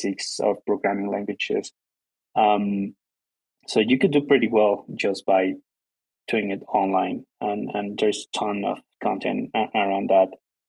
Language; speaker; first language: English; non-native, fluent; Spanish